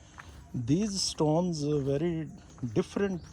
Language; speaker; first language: English; non-native, learner; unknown